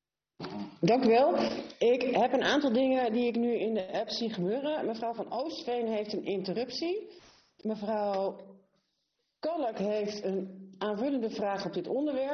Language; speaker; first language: Dutch; native; Dutch